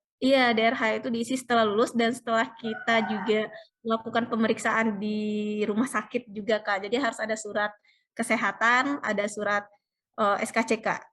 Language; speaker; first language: Indonesian; native; Indonesian